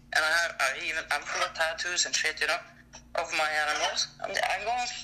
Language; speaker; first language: English; non-native, fluent; Norwegian